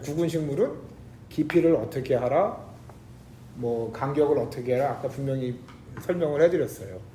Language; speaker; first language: Korean; native; Korean